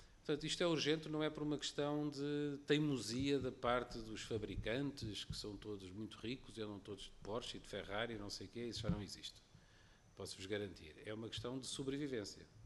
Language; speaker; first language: Portuguese; native; Portuguese